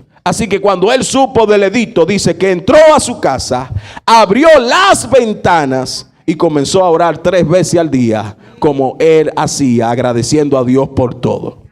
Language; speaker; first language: Spanish; native; Spanish